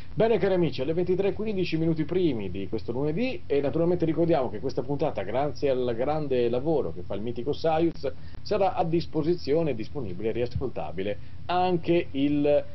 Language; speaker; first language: Italian; native; Italian